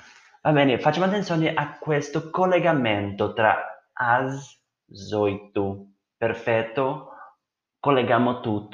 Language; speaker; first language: Italian; non-native, fluent; Portuguese